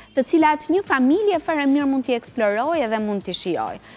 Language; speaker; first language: Albanian; native; Albanian